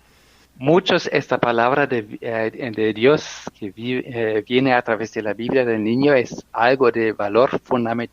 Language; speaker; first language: Spanish; non-native, fluent; German